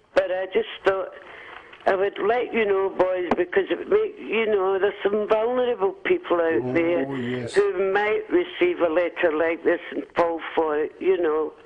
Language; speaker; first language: English; non-native, fluent; Finnish